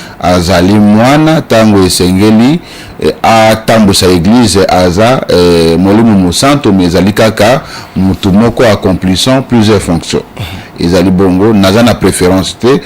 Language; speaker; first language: Lingala; native; Lingala